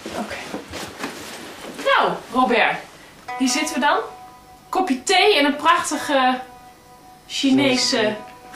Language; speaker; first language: Dutch; native; Dutch